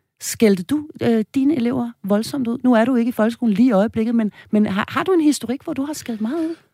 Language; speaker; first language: Danish; native; Danish